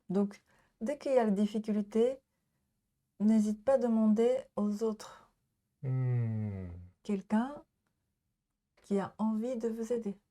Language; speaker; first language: French; non-native, learner; Japanese